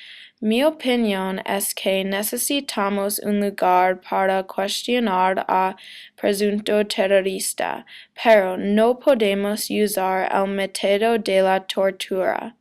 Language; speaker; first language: Spanish; non-native, learner; English